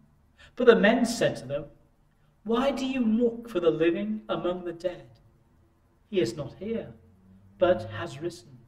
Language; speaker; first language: English; native; English